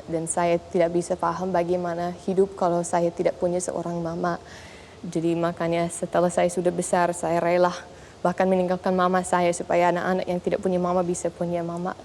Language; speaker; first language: Indonesian; non-native, fluent; English